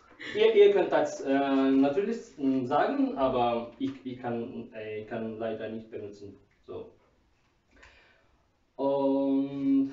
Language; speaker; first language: German; non-native, learner; Turkish